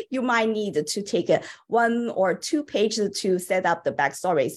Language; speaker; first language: English; non-native, fluent; Chinese